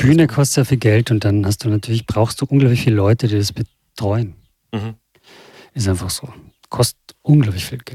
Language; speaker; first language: German; native; German